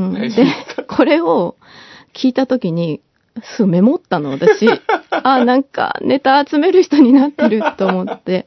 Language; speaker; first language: Japanese; native; Japanese